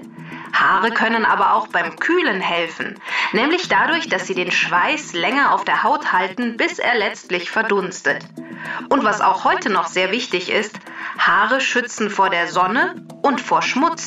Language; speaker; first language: German; native; German